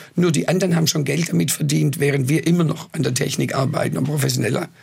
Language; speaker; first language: German; native; German